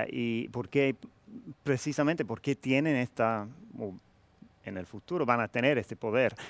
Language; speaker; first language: Spanish; non-native, fluent; English